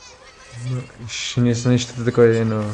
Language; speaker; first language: Russian; non-native, fluent; Spanish